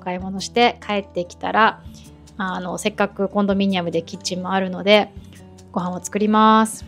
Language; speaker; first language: Japanese; native; Japanese